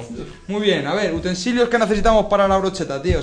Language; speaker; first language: Spanish; native; Spanish